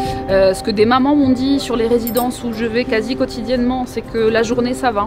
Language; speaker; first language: French; native; French